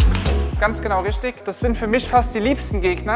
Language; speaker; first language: German; native; German